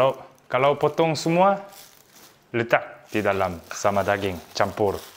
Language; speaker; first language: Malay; non-native, learner; Korean